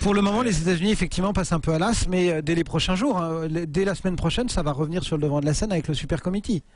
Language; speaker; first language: French; native; French